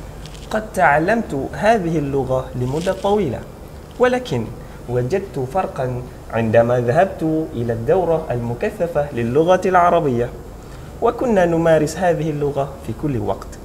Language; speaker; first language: Arabic; non-native, fluent; Malay